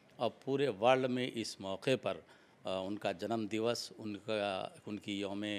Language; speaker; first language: Hindi; native; Hindi